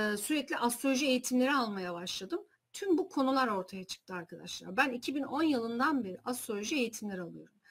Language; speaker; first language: Turkish; early bilingual, heritage; Turkish